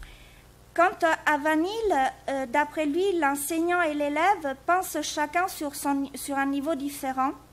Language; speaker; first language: French; native; French